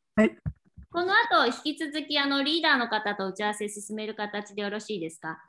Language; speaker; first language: Japanese; native; Japanese